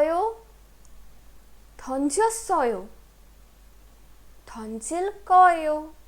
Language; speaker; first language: Korean; non-native, fluent; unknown